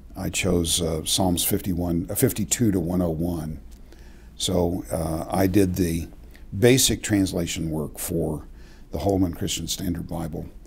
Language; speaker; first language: English; native; English